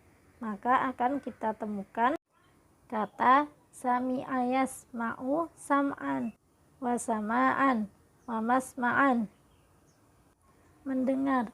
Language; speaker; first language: Indonesian; native; Indonesian